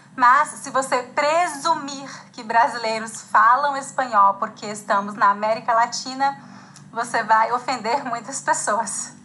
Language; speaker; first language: Portuguese; native; Portuguese